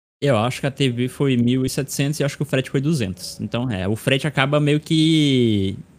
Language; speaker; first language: Portuguese; native; Portuguese